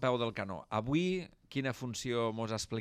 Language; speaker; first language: Catalan; native; Catalan